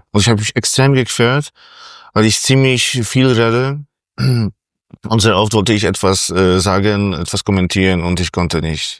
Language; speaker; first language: German; non-native, fluent; Polish